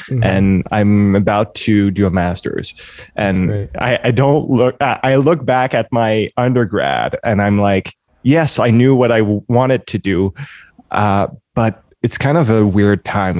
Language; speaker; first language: English; non-native, fluent; French